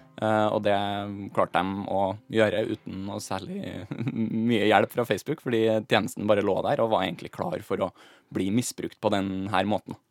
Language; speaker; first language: Norwegian; native; Norwegian